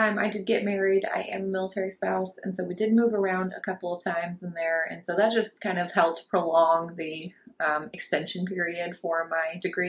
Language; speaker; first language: English; native; English